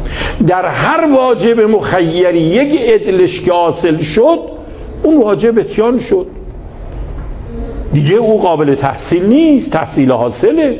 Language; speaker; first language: Persian; native; Persian